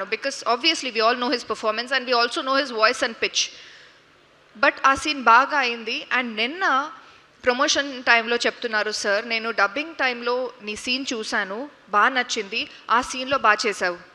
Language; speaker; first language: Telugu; non-native, learner; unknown